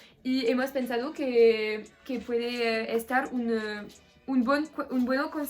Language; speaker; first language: Spanish; non-native, learner; French